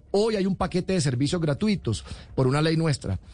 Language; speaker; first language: Spanish; native; Spanish